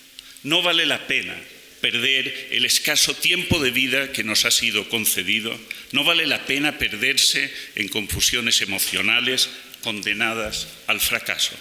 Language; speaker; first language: Spanish; native; Spanish